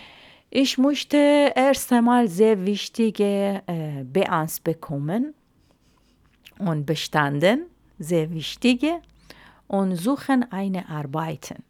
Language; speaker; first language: German; non-native, learner; Arabic